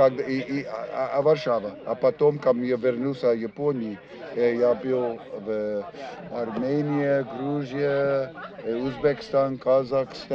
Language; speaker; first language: Russian; non-native, learner; English